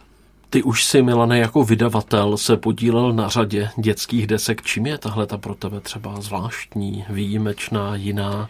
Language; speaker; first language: Czech; native; Czech